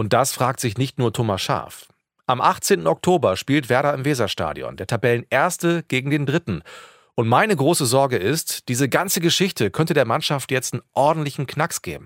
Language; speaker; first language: German; native; German